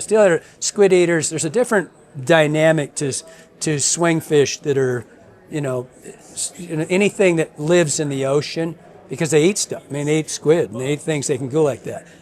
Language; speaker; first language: English; native; English